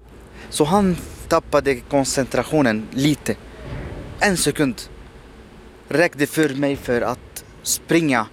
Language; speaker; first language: Swedish; non-native, fluent; Arabic